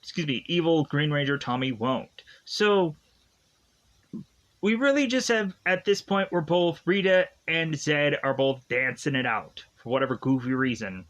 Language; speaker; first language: English; native; English